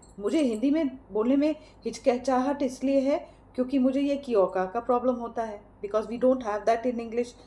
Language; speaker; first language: Hindi; non-native, local second language; English